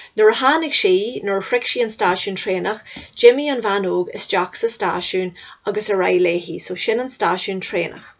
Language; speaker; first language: Irish; native; Irish